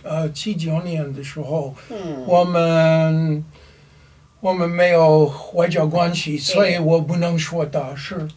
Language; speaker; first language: Chinese; non-native, learner; English